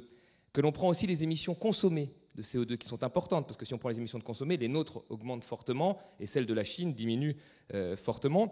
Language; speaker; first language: French; native; French